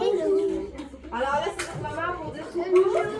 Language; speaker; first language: French; native; French